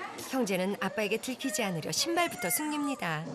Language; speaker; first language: Korean; native; Korean